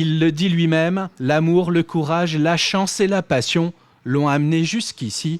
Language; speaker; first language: French; native; French